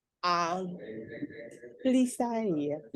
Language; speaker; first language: Korean; non-native, learner; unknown